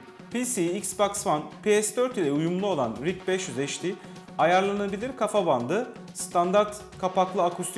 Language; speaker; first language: Turkish; native; Turkish